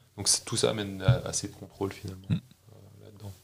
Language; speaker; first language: French; native; French